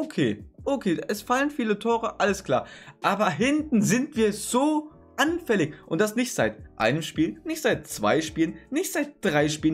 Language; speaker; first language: German; native; German